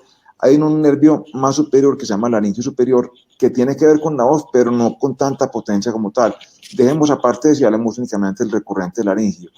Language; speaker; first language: Spanish; native; Spanish